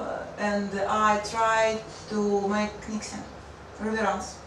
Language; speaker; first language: English; non-native, learner; Russian